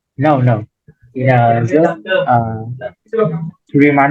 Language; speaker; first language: English; non-native, learner; Vietnamese